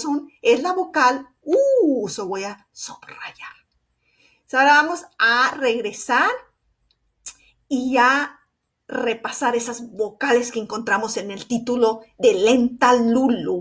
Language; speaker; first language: Spanish; early bilingual, heritage; Spanish